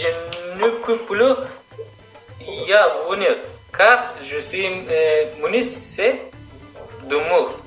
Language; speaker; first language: French; non-native, learner; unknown